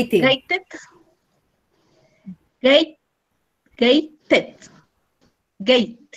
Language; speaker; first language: English; non-native, learner; Spanish